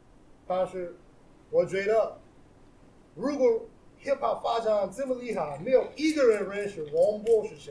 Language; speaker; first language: Chinese; non-native, learner; English